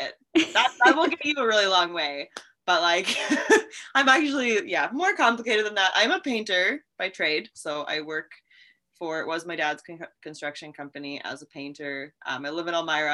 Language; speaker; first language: English; native; English